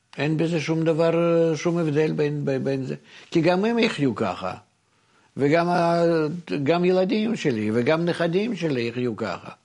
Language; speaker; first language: Hebrew; non-native, fluent; Russian